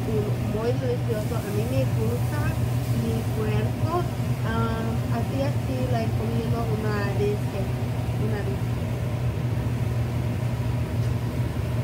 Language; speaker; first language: Spanish; non-native, learner; English